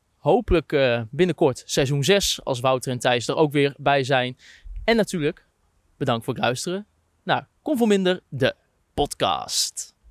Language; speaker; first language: Dutch; native; Dutch